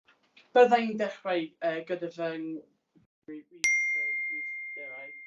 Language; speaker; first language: Welsh; non-native, learner; English